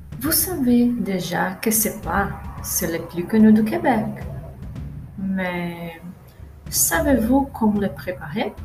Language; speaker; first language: French; non-native, learner; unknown